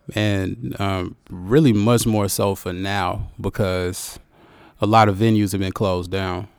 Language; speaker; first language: English; native; English